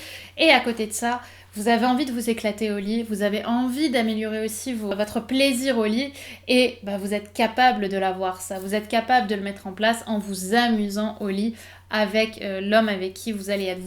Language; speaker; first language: French; native; French